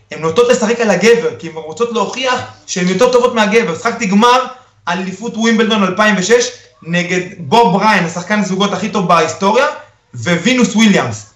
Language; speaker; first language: Hebrew; early bilingual, other home language; Spanish